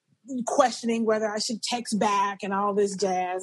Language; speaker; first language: English; native; English